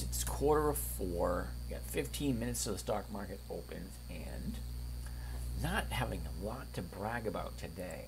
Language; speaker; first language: English; native; English